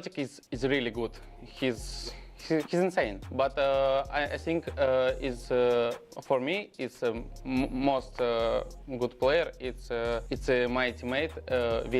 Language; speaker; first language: English; non-native, learner; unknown